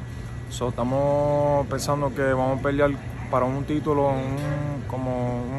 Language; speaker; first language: Spanish; early bilingual, heritage; Spanish